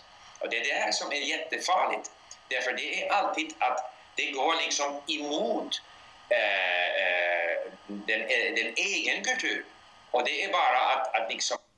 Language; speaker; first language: Swedish; non-native, fluent; English